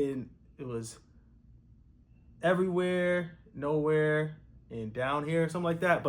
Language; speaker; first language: English; native; English